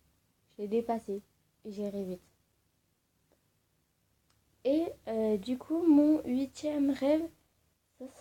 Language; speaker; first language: French; early bilingual, other home language; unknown